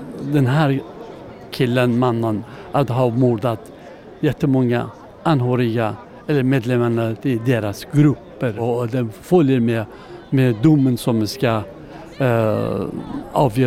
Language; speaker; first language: Swedish; non-native, learner; Persian